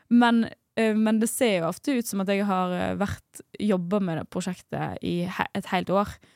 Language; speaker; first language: Norwegian; native; Norwegian